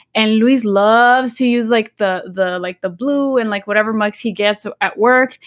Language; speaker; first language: English; early bilingual, other home language; Spanish